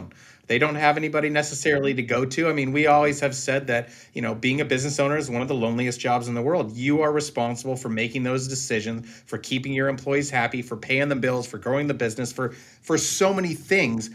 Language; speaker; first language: English; native; English